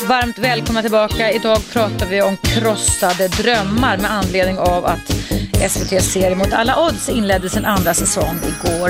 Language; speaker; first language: Swedish; native; Swedish